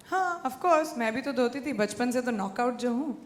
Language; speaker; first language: Hindi; native; Hindi